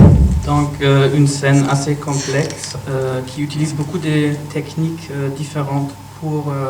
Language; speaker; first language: French; non-native, fluent; German